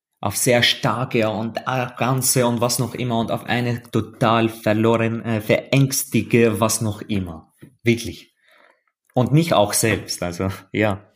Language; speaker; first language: German; non-native, fluent; Arabic